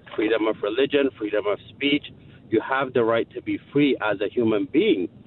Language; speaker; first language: English; non-native, fluent; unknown